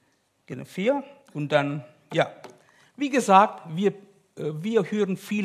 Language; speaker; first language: German; non-native, learner; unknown